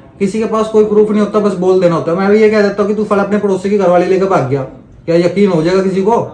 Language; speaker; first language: Hindi; native; Hindi